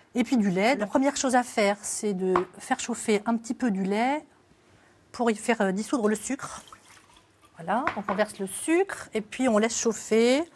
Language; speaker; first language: French; native; French